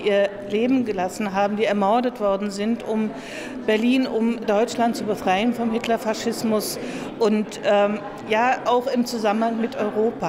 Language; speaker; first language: German; native; German